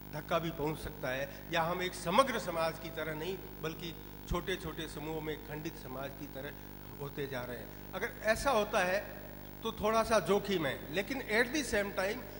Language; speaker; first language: Hindi; non-native, local second language; Rajasthani